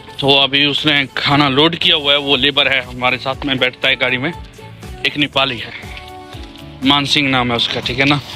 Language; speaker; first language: Hindi; non-native, local second language; Bangla